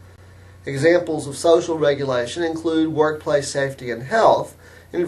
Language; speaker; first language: English; native; English